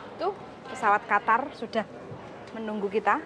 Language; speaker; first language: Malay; non-native, local second language; Javanese